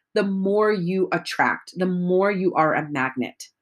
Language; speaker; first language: English; native; English